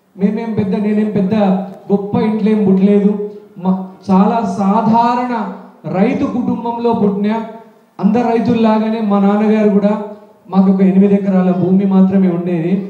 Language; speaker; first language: Telugu; native; Telugu